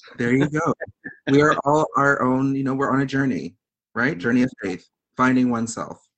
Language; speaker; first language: English; native; English